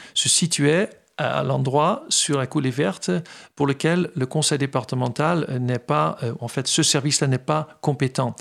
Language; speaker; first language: French; non-native, fluent; Dutch